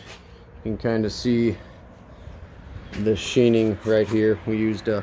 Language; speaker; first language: English; native; English